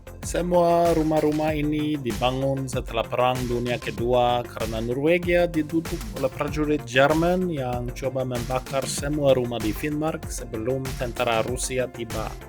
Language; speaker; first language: Indonesian; non-native, fluent; Norwegian